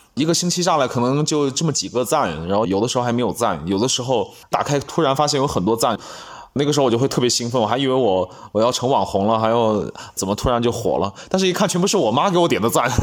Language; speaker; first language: Chinese; non-native, local second language; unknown